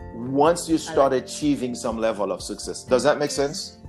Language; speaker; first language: English; non-native, fluent; Haitian Creole